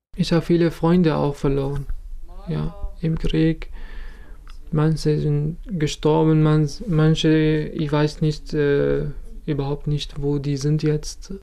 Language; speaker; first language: German; non-native, fluent; Kurdish